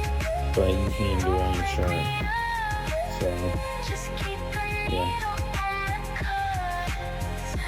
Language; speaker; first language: English; native; English